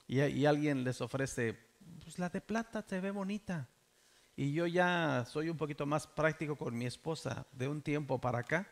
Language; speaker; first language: Spanish; native; Spanish